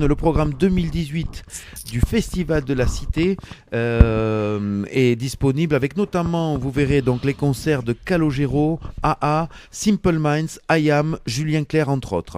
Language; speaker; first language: French; native; French